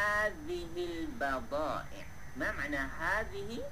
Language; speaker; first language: Arabic; non-native, fluent; Malay